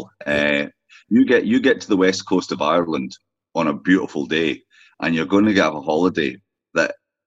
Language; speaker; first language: English; native; English